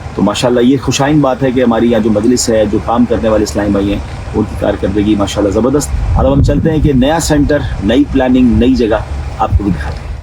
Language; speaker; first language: Urdu; native; Urdu